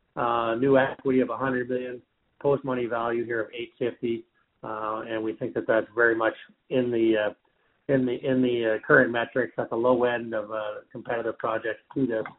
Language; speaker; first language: English; native; English